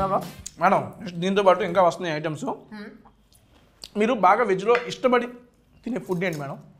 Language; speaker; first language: Telugu; native; Telugu